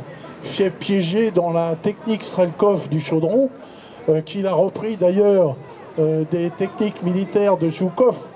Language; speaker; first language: French; native; French